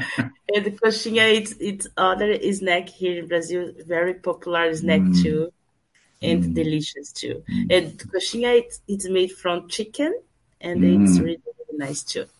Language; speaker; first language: English; non-native, learner; Portuguese